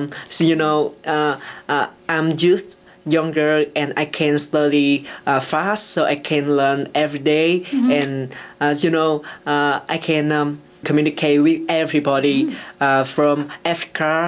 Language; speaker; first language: English; non-native, learner; Vietnamese